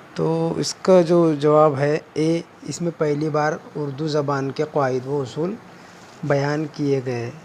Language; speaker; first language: Urdu; native; Urdu